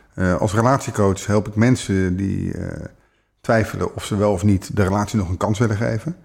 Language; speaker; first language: Dutch; native; Dutch